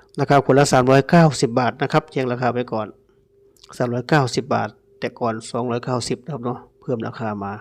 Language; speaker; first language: Thai; native; Thai